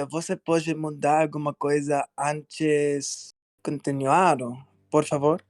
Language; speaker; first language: Portuguese; non-native, learner; English